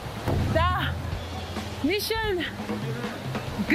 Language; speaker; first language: Korean; non-native, learner; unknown